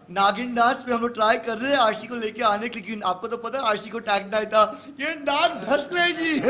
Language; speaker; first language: Hindi; native; Hindi